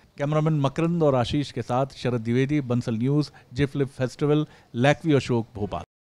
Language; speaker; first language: Hindi; native; Hindi